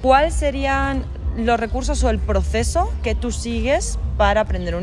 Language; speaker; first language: Spanish; native; Spanish